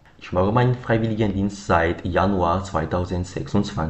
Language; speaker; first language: German; non-native, learner; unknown